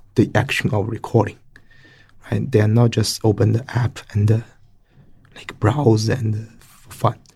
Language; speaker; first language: English; non-native, fluent; Chinese